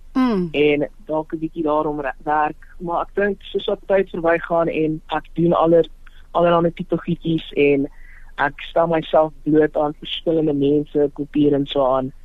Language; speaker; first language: Afrikaans; non-native, local second language; Tswana